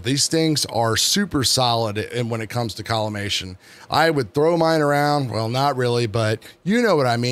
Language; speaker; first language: English; native; English